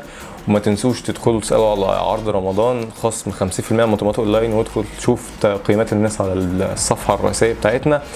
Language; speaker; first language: Arabic; native; Arabic